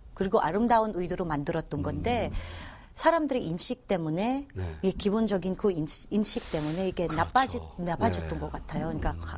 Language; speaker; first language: Korean; non-native, fluent; Filipino